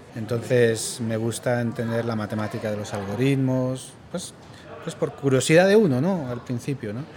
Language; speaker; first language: Spanish; native; Spanish